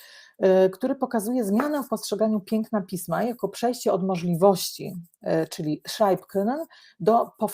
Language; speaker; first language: Polish; native; Polish